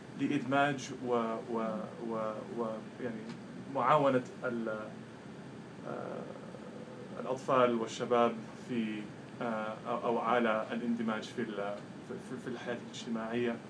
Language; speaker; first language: Arabic; non-native, fluent; Spanish